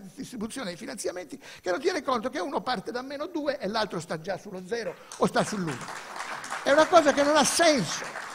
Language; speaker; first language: Italian; native; Italian